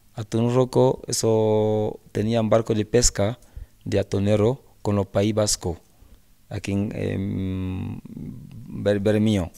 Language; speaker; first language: Spanish; non-native, learner; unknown